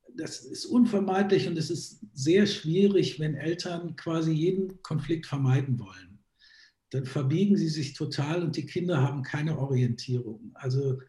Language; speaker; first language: German; native; German